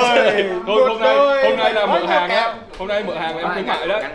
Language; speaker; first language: Vietnamese; native; Vietnamese